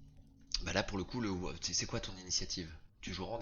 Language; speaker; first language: French; native; French